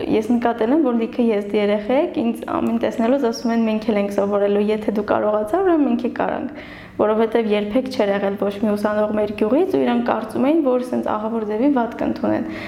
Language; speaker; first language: Armenian; non-native, local second language; Kurdish